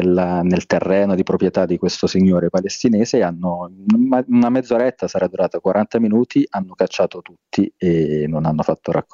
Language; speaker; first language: Italian; native; Italian